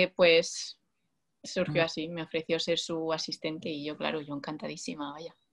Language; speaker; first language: Spanish; native; Spanish